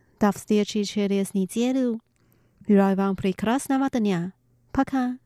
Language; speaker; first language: Russian; non-native, fluent; Chinese